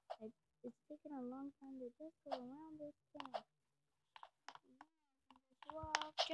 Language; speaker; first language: English; native; English